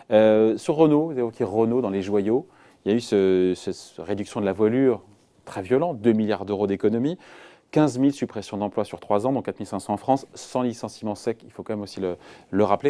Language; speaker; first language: French; native; French